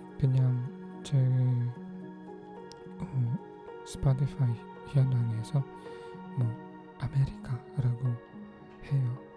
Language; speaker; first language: Korean; non-native, learner; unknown